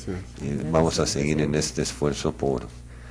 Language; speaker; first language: Spanish; native; Spanish